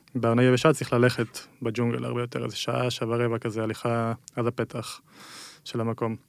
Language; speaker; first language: Hebrew; early bilingual, other home language; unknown